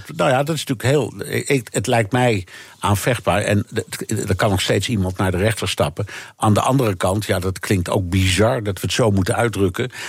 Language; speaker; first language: Dutch; native; Dutch